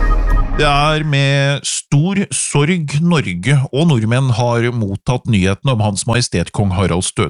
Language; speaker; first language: Norwegian; native; Norwegian